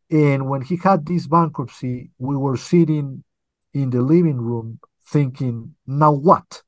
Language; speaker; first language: English; early bilingual, other home language; Spanish